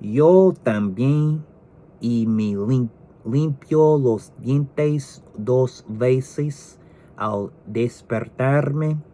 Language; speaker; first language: Spanish; non-native, learner; English